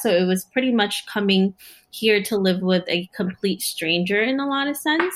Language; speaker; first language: English; early bilingual, other home language; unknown